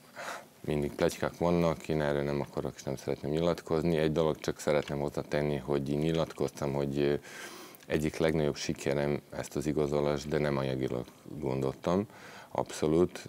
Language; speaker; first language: Hungarian; non-native, fluent; Serbian